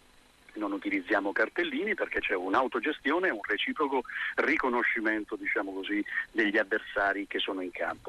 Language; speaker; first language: Italian; native; Italian